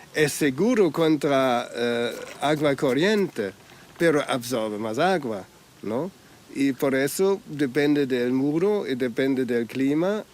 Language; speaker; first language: Spanish; non-native, fluent; German